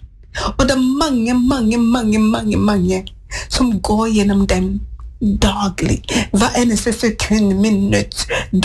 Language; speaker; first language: Norwegian; non-native, fluent; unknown